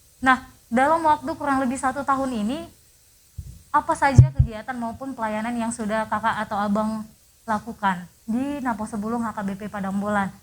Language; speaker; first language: Indonesian; native; Indonesian